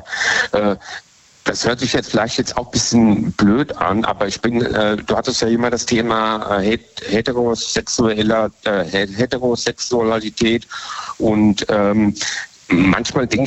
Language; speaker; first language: German; native; German